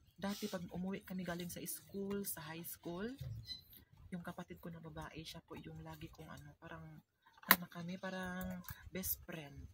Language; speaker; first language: Filipino; non-native, local second language; Cebuano